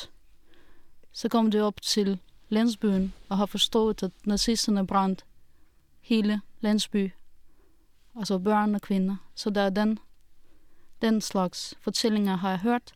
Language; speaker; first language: Danish; non-native, fluent; Russian